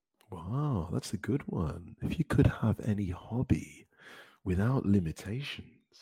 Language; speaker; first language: English; native; English